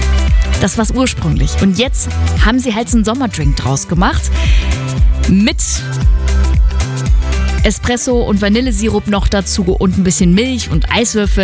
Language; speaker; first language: German; native; German